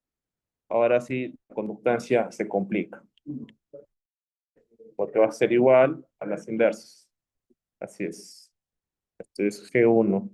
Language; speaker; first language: Spanish; native; Spanish